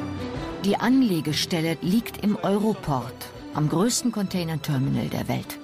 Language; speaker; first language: German; native; German